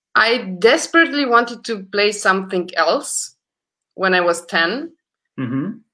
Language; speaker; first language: English; early bilingual, other home language; Romanian